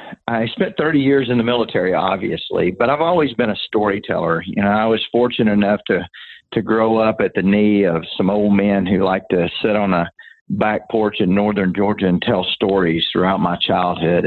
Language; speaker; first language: English; native; English